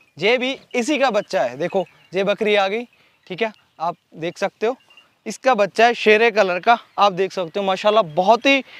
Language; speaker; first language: Hindi; non-native, local second language; Punjabi